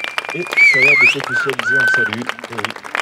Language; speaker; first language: French; native; French